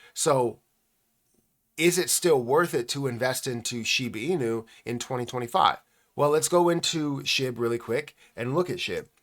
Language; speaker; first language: English; native; English